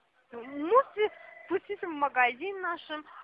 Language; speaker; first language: Russian; non-native, local second language; Azerbaijani